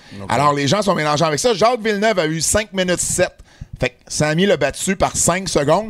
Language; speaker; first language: French; native; French